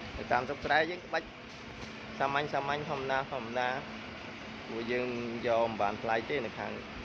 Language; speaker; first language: Khmer; native; Khmer